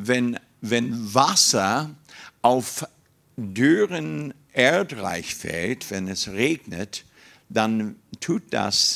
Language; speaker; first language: German; non-native, fluent; English